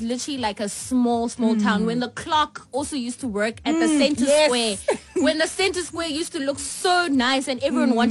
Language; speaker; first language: English; non-native, local second language; Xhosa